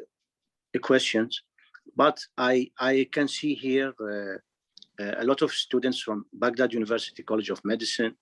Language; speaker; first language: English; non-native, fluent; Arabic